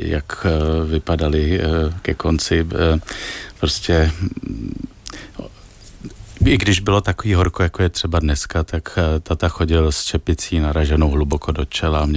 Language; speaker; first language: Czech; native; Czech